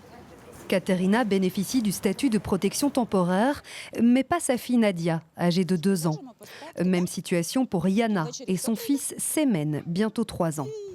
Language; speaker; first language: French; native; French